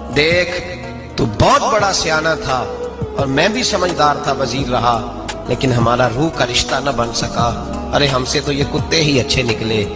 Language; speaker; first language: Urdu; non-native, local second language; Punjabi